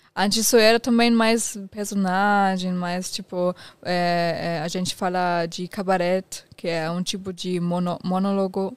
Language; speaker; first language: Portuguese; non-native, fluent; German